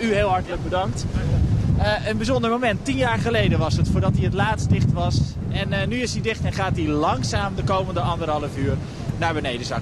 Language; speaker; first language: Dutch; native; Dutch